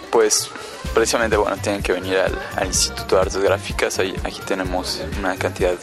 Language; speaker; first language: Spanish; native; Spanish